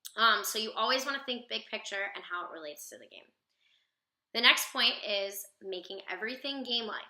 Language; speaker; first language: English; native; English